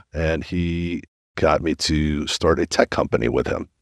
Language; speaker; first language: English; native; English